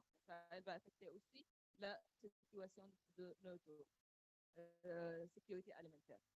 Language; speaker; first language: French; non-native, learner; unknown